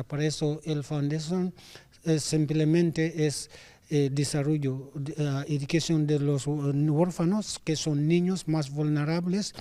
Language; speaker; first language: Spanish; non-native, learner; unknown